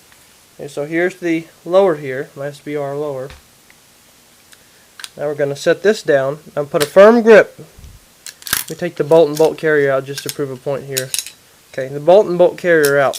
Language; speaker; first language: English; native; English